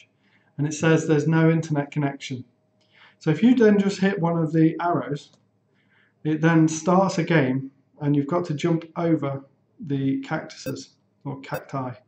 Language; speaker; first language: English; native; English